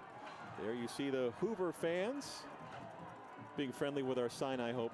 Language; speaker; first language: English; native; English